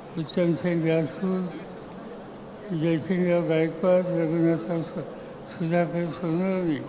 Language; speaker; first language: Marathi; native; Marathi